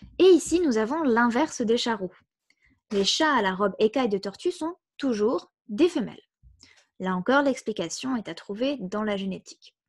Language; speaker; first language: French; native; French